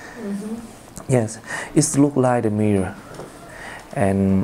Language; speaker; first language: English; non-native, learner; Vietnamese